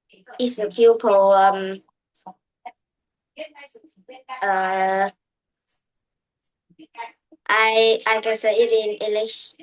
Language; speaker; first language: English; non-native, learner; Vietnamese